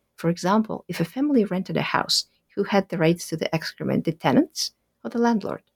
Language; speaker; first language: English; early bilingual, other home language; Russian